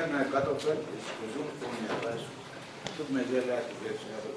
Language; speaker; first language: German; non-native, learner; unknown